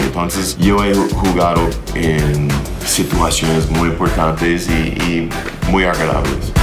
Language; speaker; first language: Spanish; non-native, fluent; English